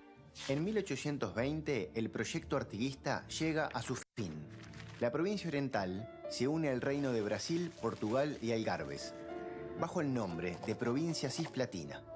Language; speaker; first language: Spanish; native; Spanish